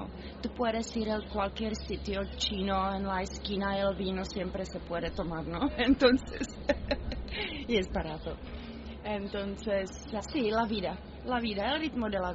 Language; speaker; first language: Spanish; non-native, learner; Czech